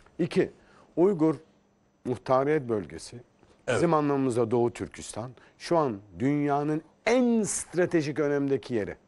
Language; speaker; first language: Turkish; native; Turkish